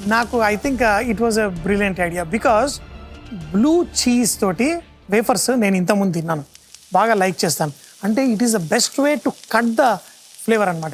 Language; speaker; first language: Telugu; native; Telugu